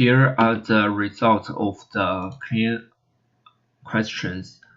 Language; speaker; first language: English; non-native, learner; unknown